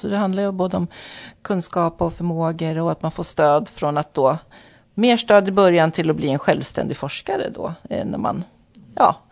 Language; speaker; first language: Swedish; native; Swedish